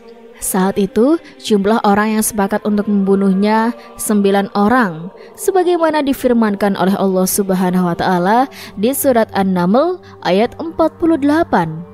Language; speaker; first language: Indonesian; native; Indonesian